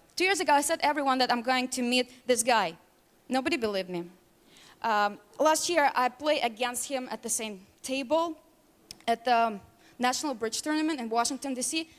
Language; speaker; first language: English; non-native, learner; Russian